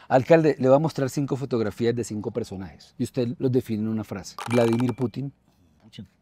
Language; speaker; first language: Spanish; native; Spanish